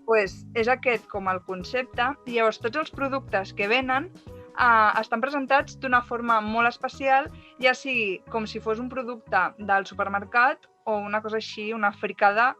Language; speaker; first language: Catalan; native; Catalan